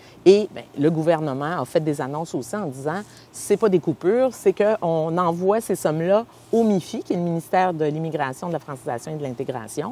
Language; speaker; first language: French; native; French